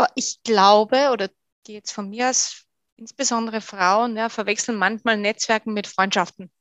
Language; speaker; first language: German; native; German